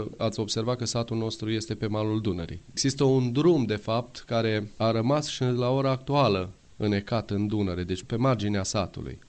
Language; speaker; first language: Romanian; non-native, local second language; Serbian